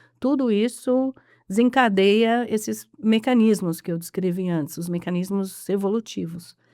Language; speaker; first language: Portuguese; early bilingual, other home language; English